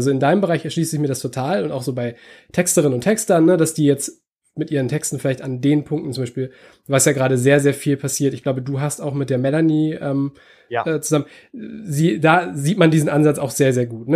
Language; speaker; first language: German; native; German